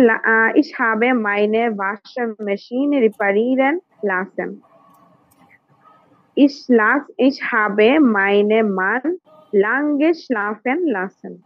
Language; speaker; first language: German; non-native, learner; Bangla